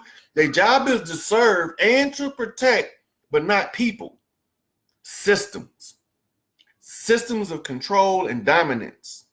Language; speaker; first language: English; native; English